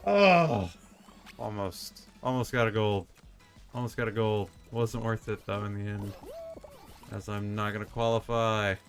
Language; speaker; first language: English; native; English